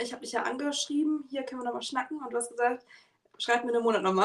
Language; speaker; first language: German; native; German